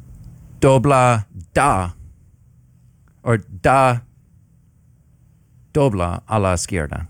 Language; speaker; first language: Spanish; non-native, learner; English